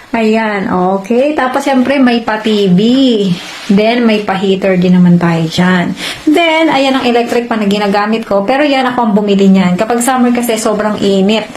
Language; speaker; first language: Filipino; native; Filipino